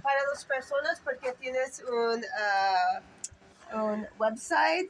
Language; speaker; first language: Spanish; non-native, learner; English